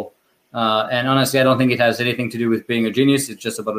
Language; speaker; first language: English; non-native, fluent; French